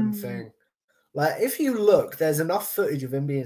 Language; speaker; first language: English; native; English